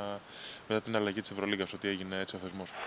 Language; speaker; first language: Greek; native; Greek